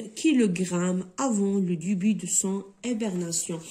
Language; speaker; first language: French; non-native, local second language; Arabic